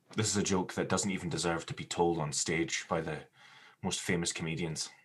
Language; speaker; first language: English; native; English